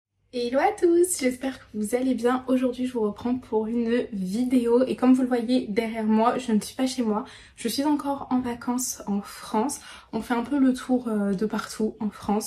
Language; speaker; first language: French; native; French